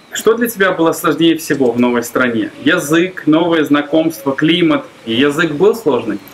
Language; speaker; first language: Russian; native; Russian